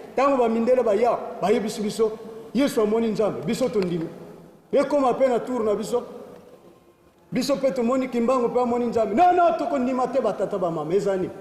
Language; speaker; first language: Lingala; non-native, local second language; Kongo